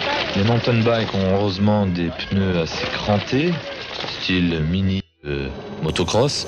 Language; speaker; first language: French; native; French